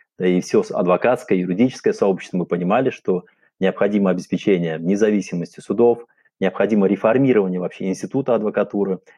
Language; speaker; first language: Russian; non-native, local second language; Uzbek